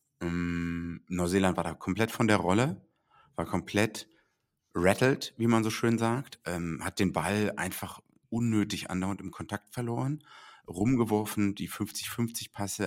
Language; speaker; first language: German; native; German